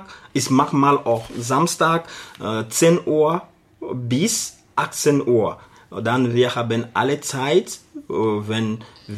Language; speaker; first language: German; non-native, learner; Arabic